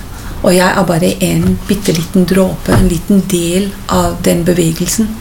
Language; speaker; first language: Norwegian; non-native, fluent; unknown